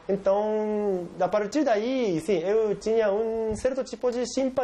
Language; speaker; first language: Portuguese; non-native, learner; Japanese